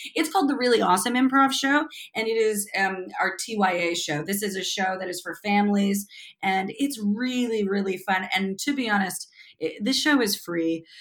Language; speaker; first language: English; native; English